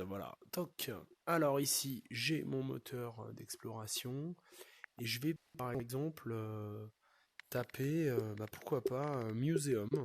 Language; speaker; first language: French; native; French